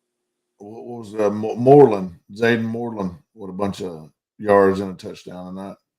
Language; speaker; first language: English; native; English